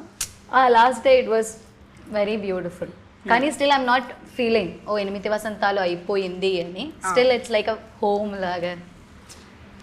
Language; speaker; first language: Telugu; non-native, learner; Malayalam